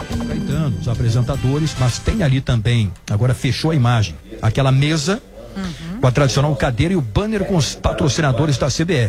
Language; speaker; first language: Portuguese; native; Portuguese